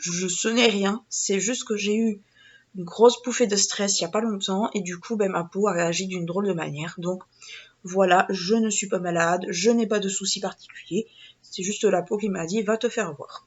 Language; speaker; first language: French; native; French